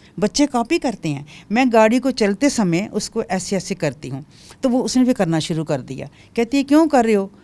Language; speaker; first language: Hindi; non-native, local second language; Dogri